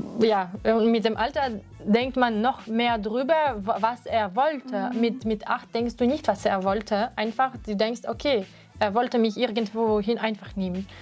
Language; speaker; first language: German; non-native, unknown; Russian